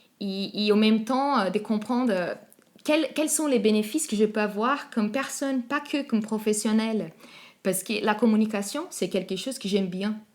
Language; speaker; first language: French; non-native, fluent; Portuguese